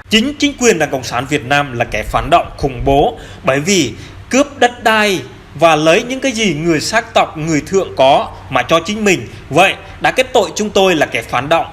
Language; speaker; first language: Vietnamese; non-native, local second language; Jarai